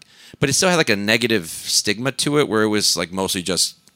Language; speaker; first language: English; native; English